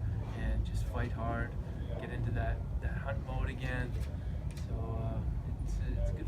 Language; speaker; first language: English; native; English